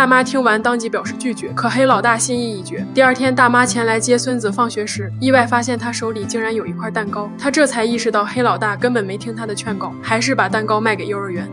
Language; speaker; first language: Chinese; native; Chinese